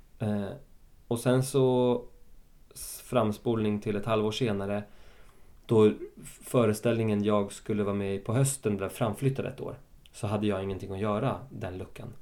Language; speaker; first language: Swedish; early bilingual, other home language; Spanish